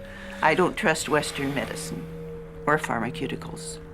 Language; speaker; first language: English; native; English